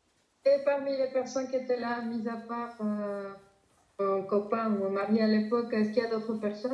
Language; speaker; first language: French; non-native, fluent; Spanish